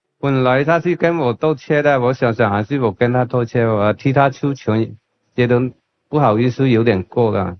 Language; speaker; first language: Chinese; non-native, local second language; Hakka Chinese